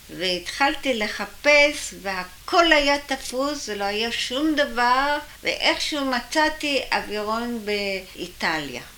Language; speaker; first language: Hebrew; early bilingual, other home language; German